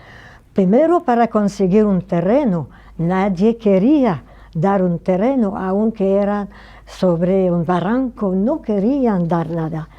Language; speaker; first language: Spanish; non-native, fluent; French